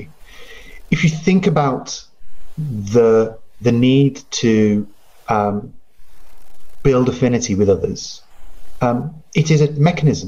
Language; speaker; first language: English; non-native, local second language; Punjabi